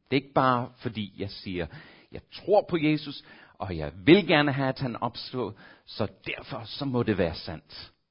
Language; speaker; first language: Danish; non-native, fluent; English